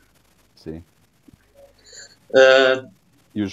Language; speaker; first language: Portuguese; native; Portuguese